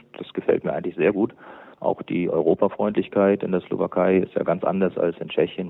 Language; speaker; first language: German; native; German